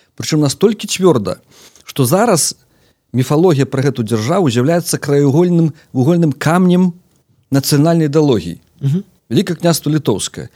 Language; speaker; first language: Belarusian; native; Belarusian